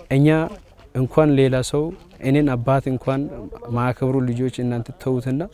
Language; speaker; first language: Amharic; early bilingual, heritage; Amharic